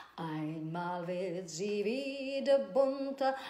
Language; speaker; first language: German; non-native, learner; Czech